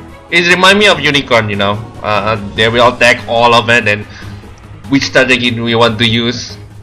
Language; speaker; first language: English; non-native, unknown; Indonesian